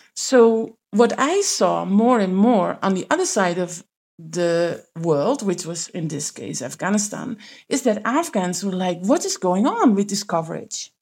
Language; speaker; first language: English; non-native, fluent; Dutch